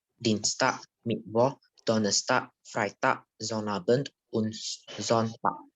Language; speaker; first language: German; non-native, learner; Indonesian